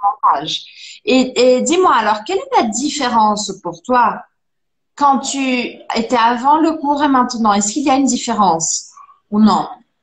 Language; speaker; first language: French; non-native, fluent; Portuguese